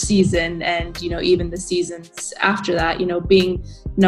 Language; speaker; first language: English; native; English